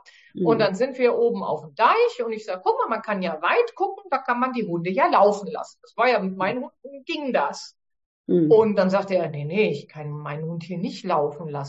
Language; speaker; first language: German; native; German